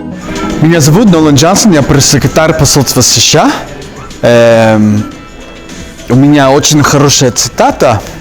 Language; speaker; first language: Russian; non-native, fluent; English